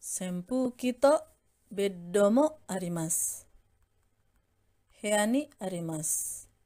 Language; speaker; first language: Japanese; non-native, fluent; Indonesian